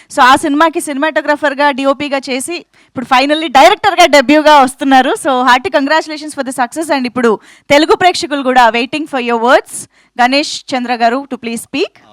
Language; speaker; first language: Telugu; native; Telugu